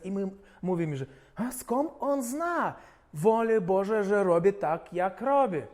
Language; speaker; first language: Polish; non-native, fluent; Ukrainian